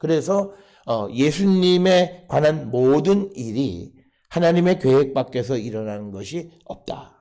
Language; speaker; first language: Korean; native; Korean